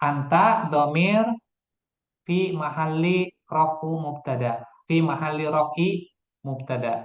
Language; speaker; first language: Arabic; non-native, fluent; Indonesian